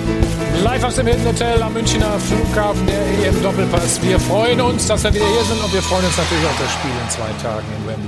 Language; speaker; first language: German; native; German